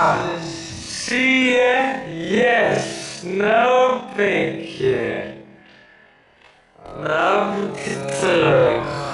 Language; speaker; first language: Dutch; native; Dutch